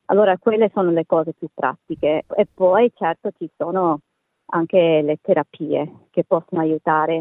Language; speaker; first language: Italian; native; Italian